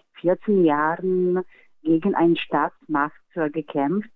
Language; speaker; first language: German; non-native, fluent; Slovak